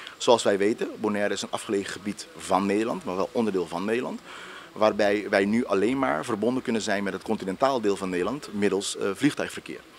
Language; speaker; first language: Dutch; non-native, local second language; Papiamento